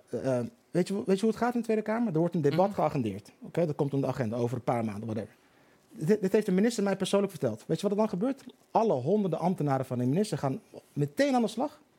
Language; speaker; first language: Dutch; early bilingual, other home language; Turkish